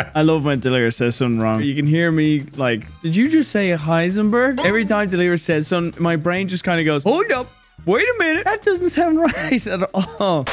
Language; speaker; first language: English; native; English